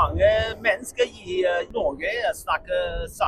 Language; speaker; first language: Norwegian; non-native, learner; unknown